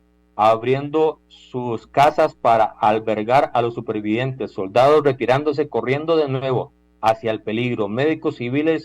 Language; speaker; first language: Spanish; native; Spanish